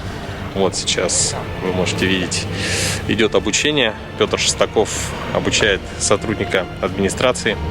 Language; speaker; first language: Russian; native; Russian